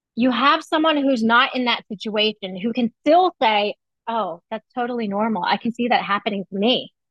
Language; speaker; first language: English; native; English